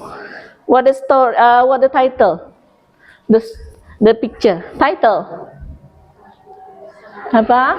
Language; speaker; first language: English; non-native, local second language; Indonesian